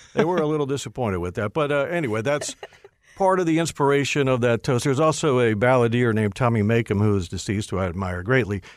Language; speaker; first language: English; native; English